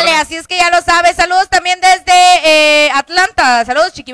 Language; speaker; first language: Spanish; native; Spanish